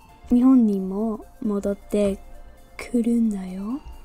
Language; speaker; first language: Japanese; non-native, fluent; English